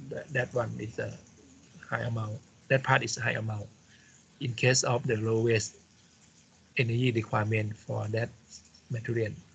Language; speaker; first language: English; non-native, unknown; Thai